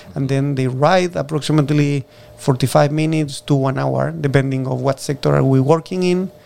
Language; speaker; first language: English; non-native, fluent; Spanish